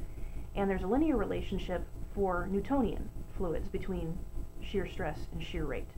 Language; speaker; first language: English; native; English